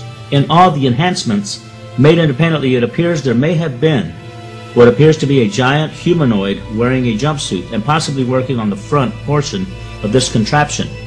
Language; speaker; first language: English; native; English